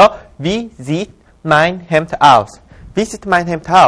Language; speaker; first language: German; non-native, fluent; Korean